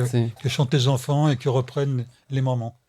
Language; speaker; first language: French; native; French